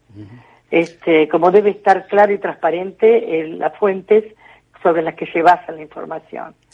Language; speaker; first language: Spanish; native; Spanish